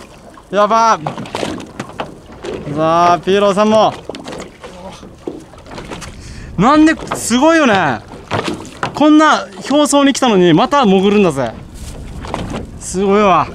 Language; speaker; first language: Japanese; native; Japanese